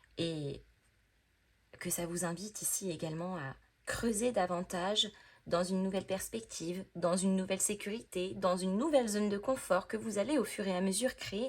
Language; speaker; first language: French; native; French